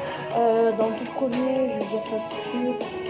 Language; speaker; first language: French; native; French